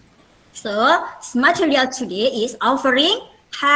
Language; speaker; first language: English; non-native, fluent; Indonesian